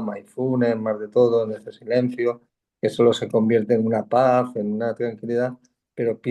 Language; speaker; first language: Spanish; native; Spanish